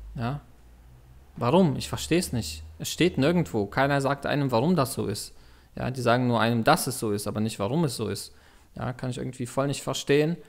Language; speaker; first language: German; non-native, fluent; Russian